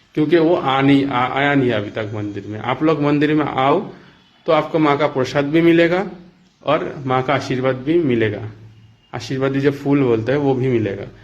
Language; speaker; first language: Hindi; non-native, local second language; Bangla